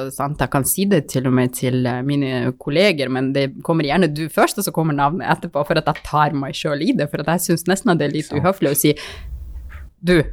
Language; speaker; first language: Norwegian; non-native, fluent; Russian